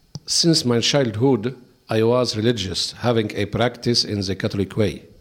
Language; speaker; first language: English; non-native, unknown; Arabic